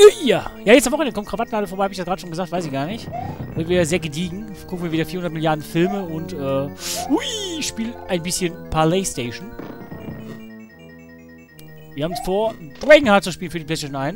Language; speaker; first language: German; native; German